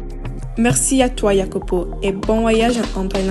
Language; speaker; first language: French; non-native, learner; Italian